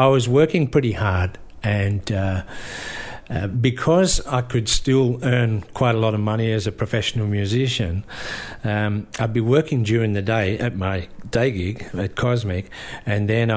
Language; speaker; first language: English; native; English